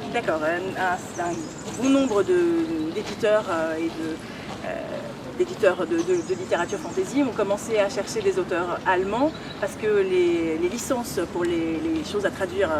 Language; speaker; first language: French; native; French